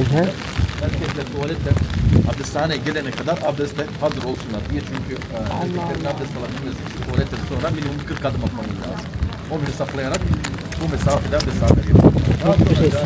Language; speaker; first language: Turkish; native; Turkish